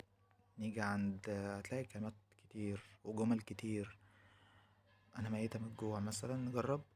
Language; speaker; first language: Arabic; native; Arabic